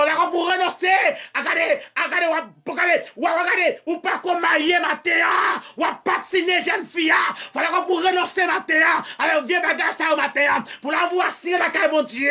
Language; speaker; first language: French; non-native, learner; Haitian Creole